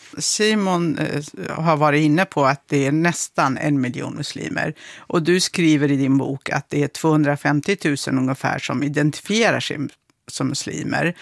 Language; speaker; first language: Swedish; early bilingual, other home language; Kurdish